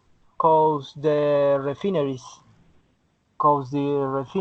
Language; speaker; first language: English; non-native, learner; Spanish